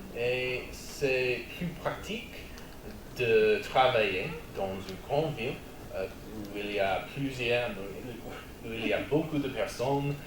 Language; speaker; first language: French; non-native, learner; English